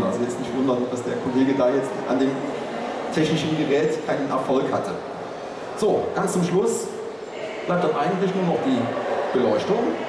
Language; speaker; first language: German; native; German